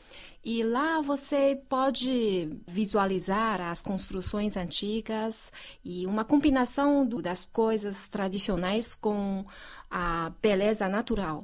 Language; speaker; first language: Portuguese; non-native, fluent; Chinese